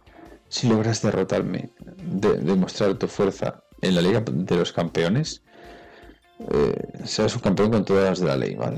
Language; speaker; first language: Spanish; native; Spanish